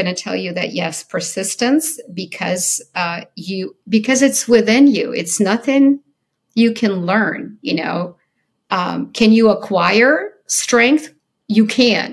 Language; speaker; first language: English; early bilingual, other home language; Ukrainian